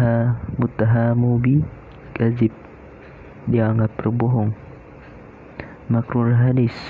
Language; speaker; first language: Indonesian; native; Indonesian